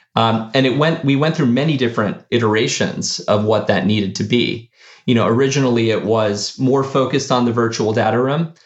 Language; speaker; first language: English; early bilingual, other home language; Spanish